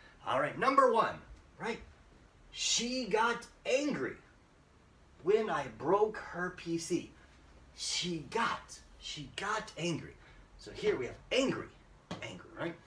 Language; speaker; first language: English; native; English